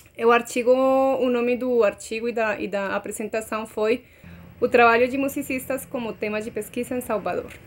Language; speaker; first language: Portuguese; non-native, fluent; Spanish